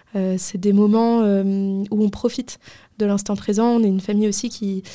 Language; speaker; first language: French; native; French